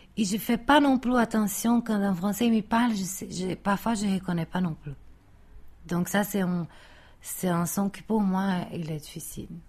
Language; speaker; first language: French; non-native, fluent; Portuguese